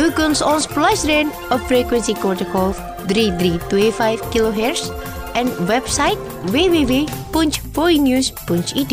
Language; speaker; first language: Dutch; non-native, fluent; Indonesian